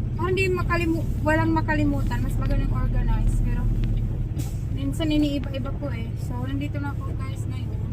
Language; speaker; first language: Filipino; non-native, local second language; Waray